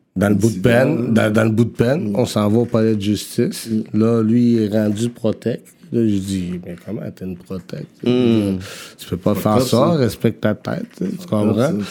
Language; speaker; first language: French; early bilingual, other home language; Rundi